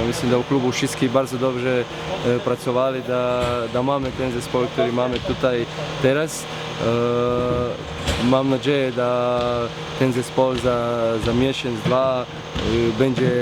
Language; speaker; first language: Polish; non-native, learner; Croatian